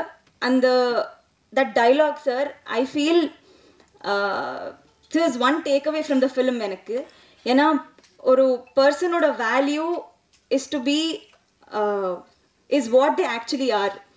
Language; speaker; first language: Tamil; non-native, learner; Telugu